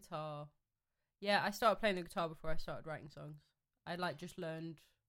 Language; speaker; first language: English; native; English